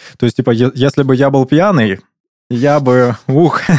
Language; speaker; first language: Russian; native; Russian